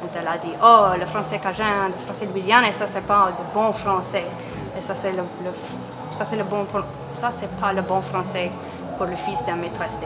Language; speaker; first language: French; non-native, local second language; English